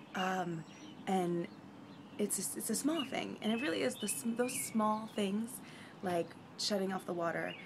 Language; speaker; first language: English; native; English